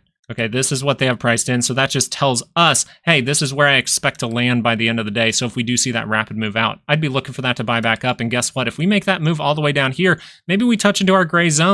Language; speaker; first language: English; native; English